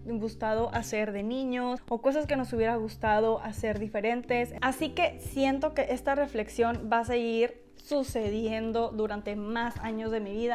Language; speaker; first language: Spanish; native; Spanish